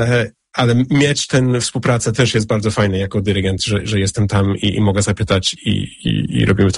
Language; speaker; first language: Polish; non-native, fluent; English